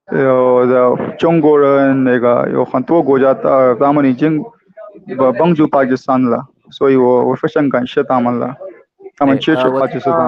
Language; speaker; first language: Chinese; non-native, learner; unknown